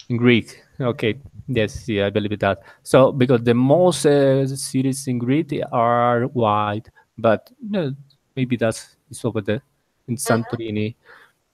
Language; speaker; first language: English; non-native, learner; Spanish